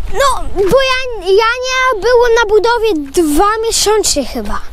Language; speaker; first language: Polish; early bilingual, heritage; Polish